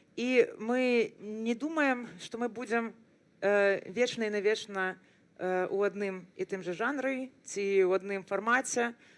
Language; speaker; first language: Belarusian; non-native, local second language; Russian